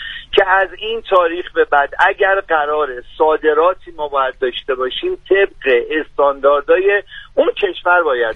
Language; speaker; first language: Persian; native; Persian